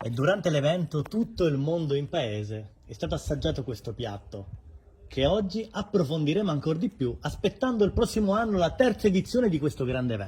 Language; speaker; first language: Italian; native; Italian